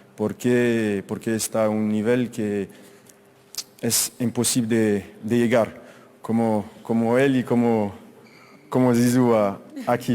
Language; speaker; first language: Spanish; non-native, fluent; French